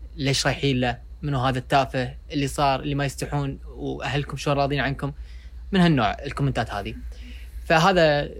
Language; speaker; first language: Arabic; native; Arabic